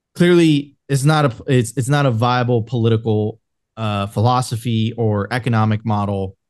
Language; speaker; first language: English; non-native, fluent; Spanish